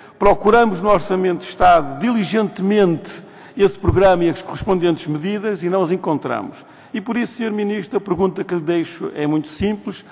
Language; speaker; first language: Portuguese; native; Portuguese